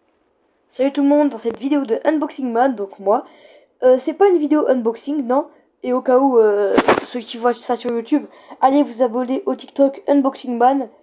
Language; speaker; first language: French; native; French